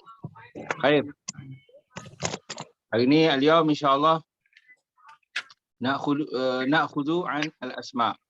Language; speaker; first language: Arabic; non-native, fluent; Malay